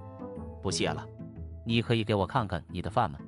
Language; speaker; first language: Chinese; non-native, learner; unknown